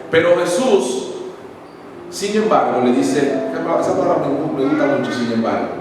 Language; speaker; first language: Spanish; native; Spanish